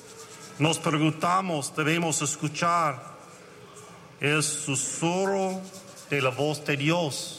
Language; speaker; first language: Spanish; non-native, learner; English